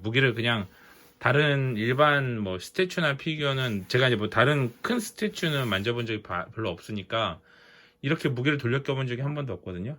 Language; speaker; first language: Korean; native; Korean